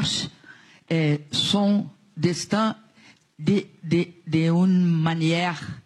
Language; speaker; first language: French; non-native, learner; Portuguese